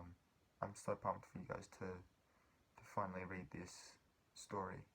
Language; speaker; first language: English; native; English